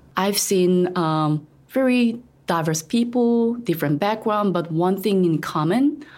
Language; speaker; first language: English; non-native, fluent; Korean